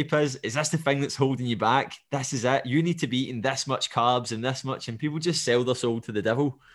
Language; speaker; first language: English; native; English